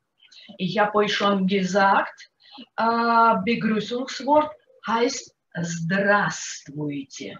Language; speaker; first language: German; non-native, fluent; Russian